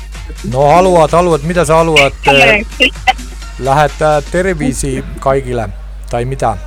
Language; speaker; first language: Finnish; non-native, learner; Estonian